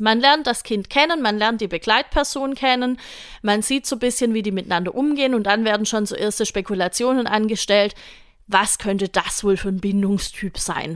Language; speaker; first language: German; native; German